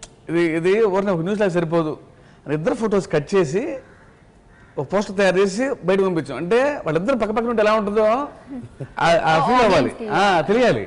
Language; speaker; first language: Telugu; native; Telugu